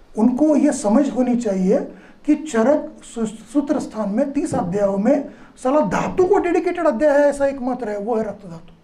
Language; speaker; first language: Hindi; non-native, local second language; Marathi